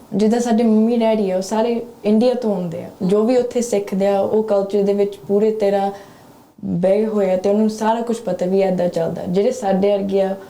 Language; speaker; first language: Punjabi; early bilingual, heritage; Punjabi